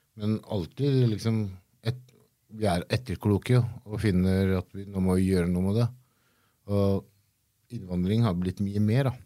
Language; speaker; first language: Norwegian; early bilingual, other home language; Kurdish